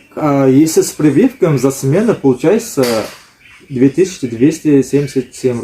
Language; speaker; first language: Russian; non-native, learner; Uzbek